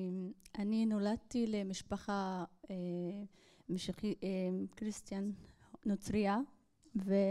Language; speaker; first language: Hebrew; non-native, local second language; Arabic